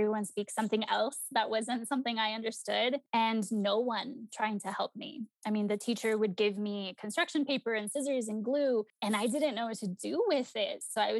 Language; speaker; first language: English; early bilingual, other home language; Spanish